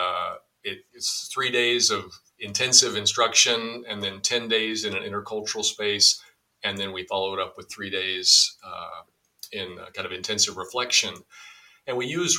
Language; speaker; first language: English; native; English